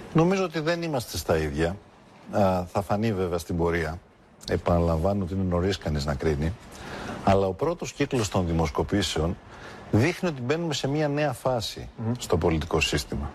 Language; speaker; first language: Greek; native; Greek